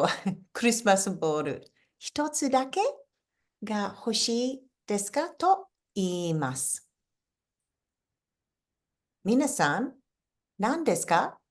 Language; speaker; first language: Japanese; non-native, fluent; English